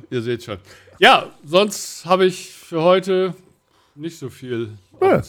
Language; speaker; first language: German; native; German